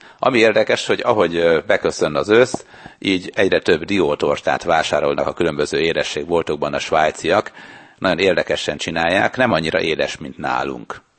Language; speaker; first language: Hungarian; native; Hungarian